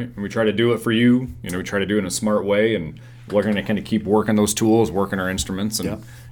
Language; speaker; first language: English; native; English